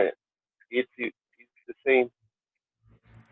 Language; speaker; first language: English; non-native, learner; Spanish